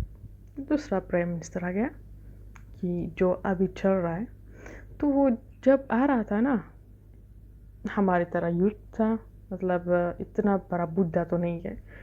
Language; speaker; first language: Hindi; non-native, fluent; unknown